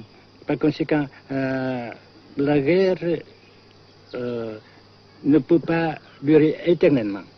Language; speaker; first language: French; non-native, local second language; Vietnamese